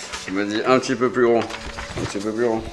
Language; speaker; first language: French; native; French